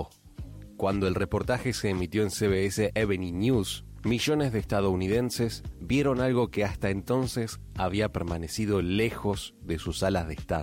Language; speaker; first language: Spanish; native; Spanish